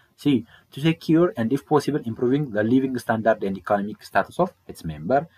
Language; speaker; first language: English; non-native, local second language; Amharic